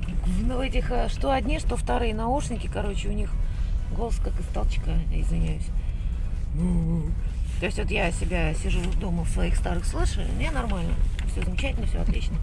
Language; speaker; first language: Russian; native; Russian